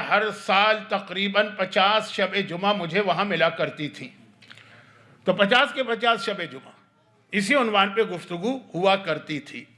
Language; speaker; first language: Urdu; native; Urdu